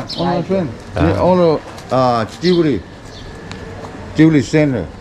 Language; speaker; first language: English; non-native, learner; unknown